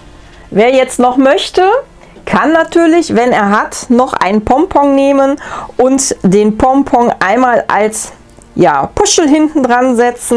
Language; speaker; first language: German; native; German